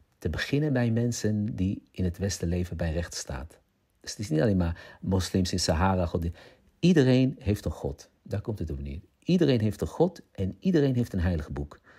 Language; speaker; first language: Dutch; early bilingual, other home language; Arabic